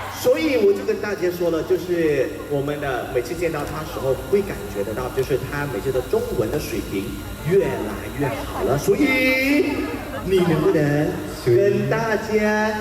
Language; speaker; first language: Chinese; non-native, fluent; Thai